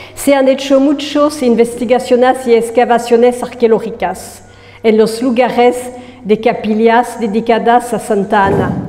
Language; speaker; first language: Spanish; non-native, fluent; French